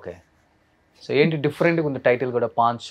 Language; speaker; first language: Telugu; native; Telugu